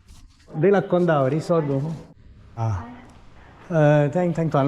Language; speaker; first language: Vietnamese; non-native, fluent; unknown